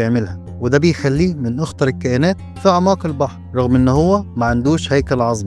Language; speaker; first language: Arabic; native; Arabic